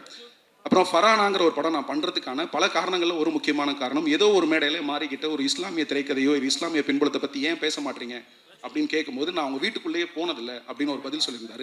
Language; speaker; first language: Tamil; native; Tamil